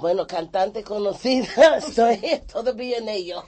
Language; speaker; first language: Spanish; non-native, fluent; English